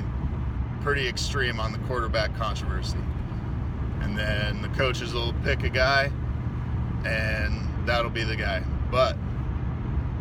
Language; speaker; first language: English; native; English